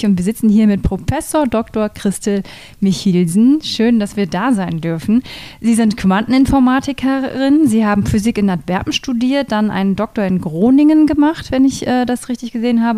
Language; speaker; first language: German; native; German